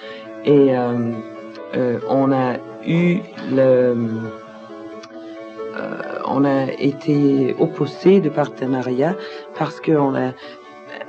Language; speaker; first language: French; non-native, learner; Danish